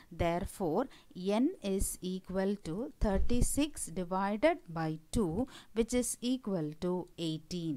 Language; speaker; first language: English; non-native, local second language; Malayalam